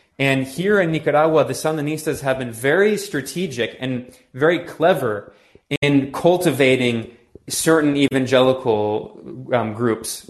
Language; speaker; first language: English; native; English